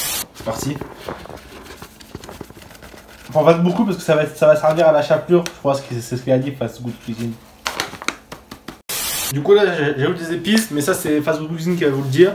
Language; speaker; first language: French; native; French